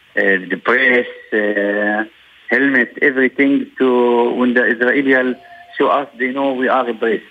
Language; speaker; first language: English; non-native, learner; Arabic